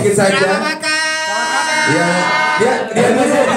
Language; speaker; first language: Indonesian; native; Indonesian